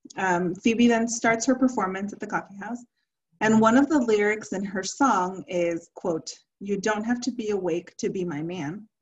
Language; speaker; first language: English; early bilingual, other home language; Spanish